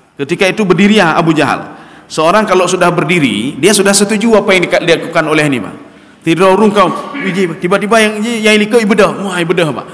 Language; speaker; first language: Malay; non-native, local second language; Achinese